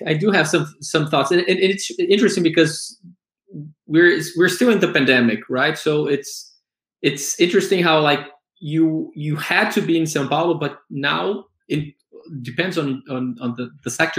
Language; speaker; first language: English; non-native, fluent; Portuguese